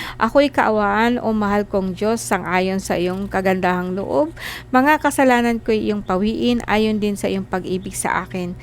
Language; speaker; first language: Filipino; non-native, local second language; Cebuano